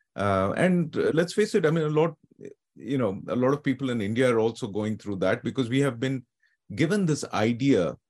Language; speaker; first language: English; non-native, local second language; Telugu